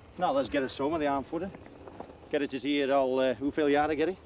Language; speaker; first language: Dutch; non-native, fluent; English